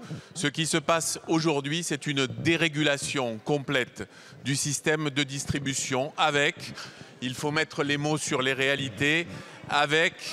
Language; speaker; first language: French; native; French